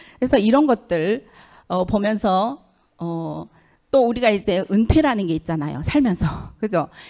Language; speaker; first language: Korean; native; Korean